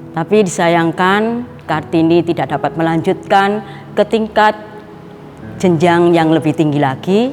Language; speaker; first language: Indonesian; native; Indonesian